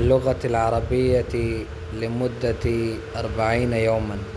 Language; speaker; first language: Arabic; non-native, fluent; Urdu